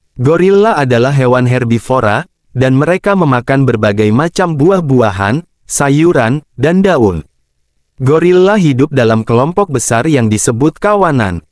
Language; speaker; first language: Indonesian; native; Indonesian